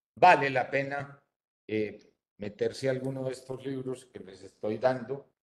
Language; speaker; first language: Spanish; native; Spanish